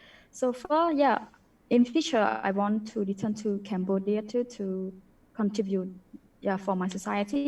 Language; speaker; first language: English; non-native, learner; Khmer